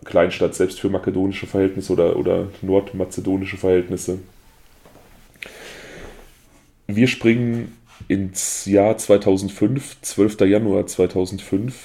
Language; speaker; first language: German; native; German